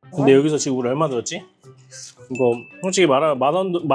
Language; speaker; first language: Korean; native; Korean